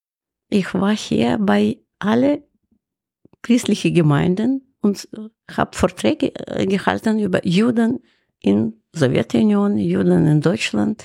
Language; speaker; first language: German; non-native, fluent; Russian